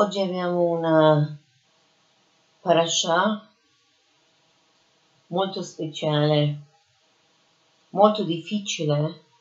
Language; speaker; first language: Italian; non-native, fluent; English